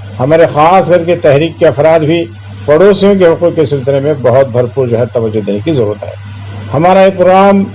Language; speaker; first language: Urdu; native; Urdu